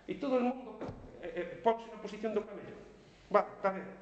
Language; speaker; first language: Spanish; non-native, local second language; Galician